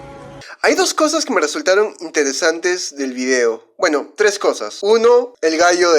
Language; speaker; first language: Spanish; native; Spanish